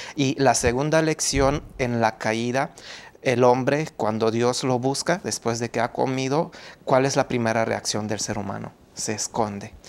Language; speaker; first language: Spanish; non-native, fluent; Romanian